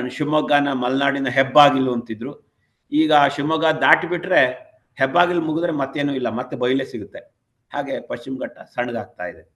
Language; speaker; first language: Kannada; non-native, local second language; Tamil